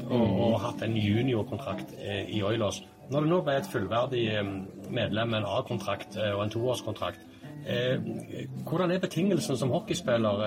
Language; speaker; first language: Norwegian; native; Norwegian